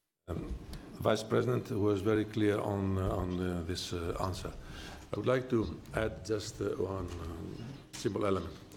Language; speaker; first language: English; non-native, fluent; Greek